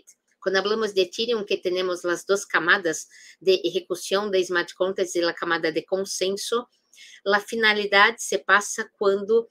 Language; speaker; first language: Spanish; non-native, fluent; Portuguese